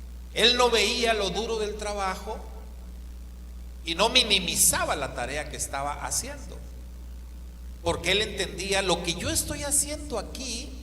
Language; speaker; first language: Spanish; native; Spanish